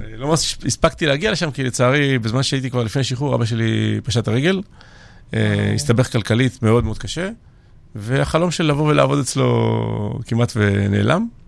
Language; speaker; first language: Hebrew; early bilingual, other home language; Georgian